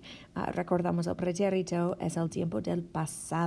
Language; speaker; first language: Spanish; non-native, fluent; English